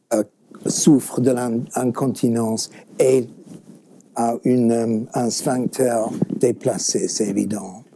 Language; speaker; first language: French; non-native, fluent; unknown